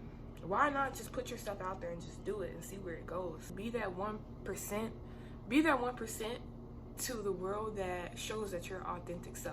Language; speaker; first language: English; native; English